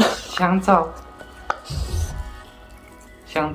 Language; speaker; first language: Chinese; non-native, fluent; Mongolian